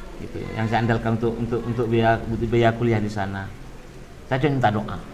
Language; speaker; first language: Indonesian; non-native, local second language; Madurese